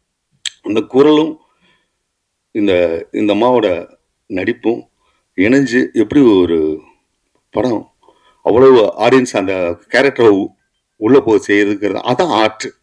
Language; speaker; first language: Tamil; native; Tamil